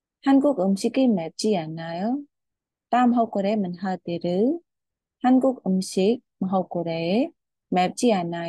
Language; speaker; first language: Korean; non-native, fluent; Khmer